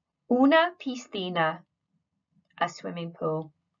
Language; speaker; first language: English; native; English